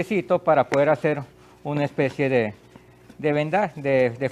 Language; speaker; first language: Spanish; native; Spanish